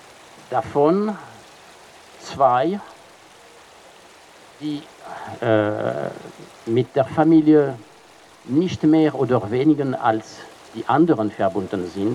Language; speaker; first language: German; non-native, fluent; French